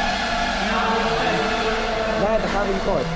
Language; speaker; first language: Hebrew; native; Hebrew